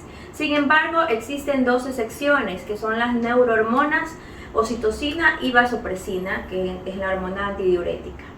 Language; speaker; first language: Spanish; native; Spanish